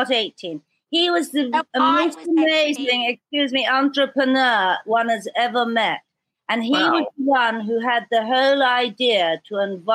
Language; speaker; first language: English; native; English